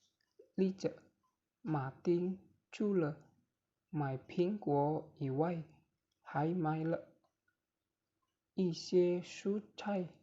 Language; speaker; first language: Chinese; non-native, learner; Indonesian